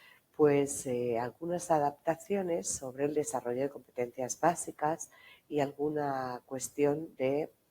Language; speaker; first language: Spanish; native; Spanish